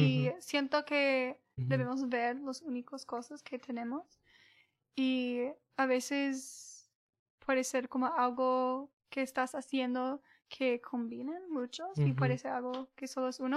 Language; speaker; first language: Spanish; early bilingual, heritage; English